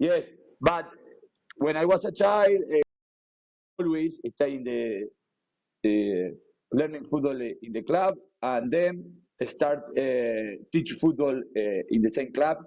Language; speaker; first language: English; non-native, learner; Spanish